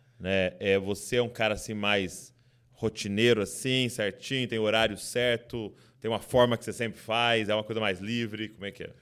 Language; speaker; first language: Portuguese; native; Portuguese